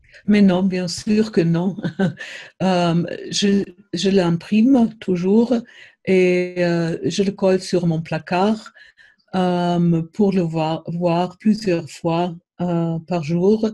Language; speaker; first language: French; non-native, fluent; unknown